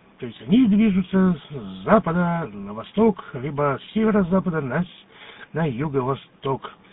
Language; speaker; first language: Russian; native; Russian